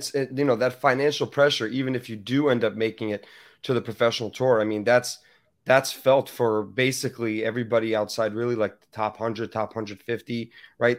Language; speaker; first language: English; native; English